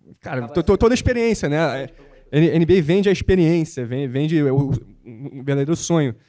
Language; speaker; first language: Portuguese; native; Portuguese